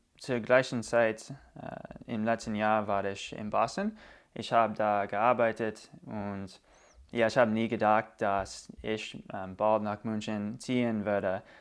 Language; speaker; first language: German; non-native, learner; English